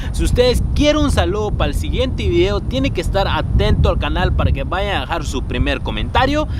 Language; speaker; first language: Spanish; non-native, fluent; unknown